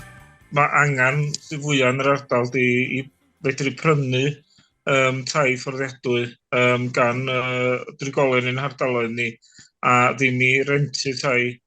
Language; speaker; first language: Welsh; native; Welsh